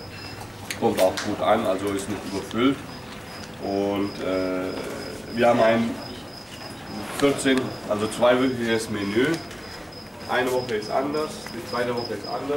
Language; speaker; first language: German; non-native, fluent; Turkish